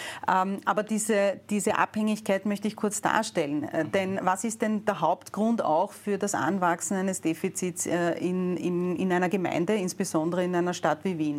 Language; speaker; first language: German; native; German